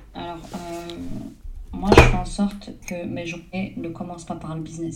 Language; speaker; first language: French; early bilingual, other home language; Arabic